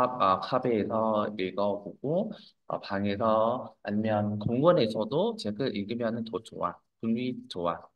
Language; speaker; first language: Korean; non-native, fluent; Vietnamese